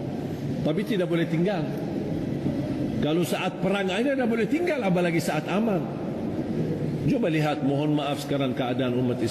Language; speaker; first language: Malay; non-native, fluent; Arabic